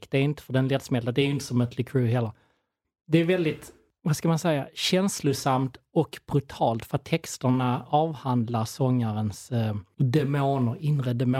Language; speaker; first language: Swedish; native; Swedish